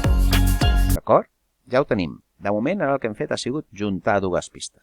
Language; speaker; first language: Catalan; native; Catalan